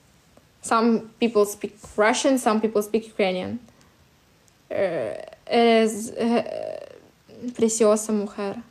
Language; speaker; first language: English; non-native, fluent; Russian